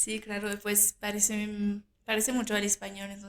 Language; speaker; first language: Spanish; non-native, fluent; French